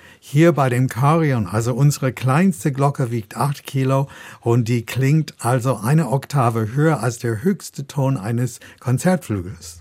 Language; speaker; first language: German; non-native, fluent; English